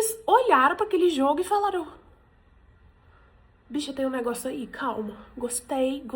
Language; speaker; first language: Portuguese; native; Portuguese